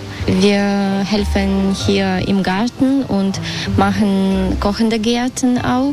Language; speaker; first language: German; non-native, fluent; Russian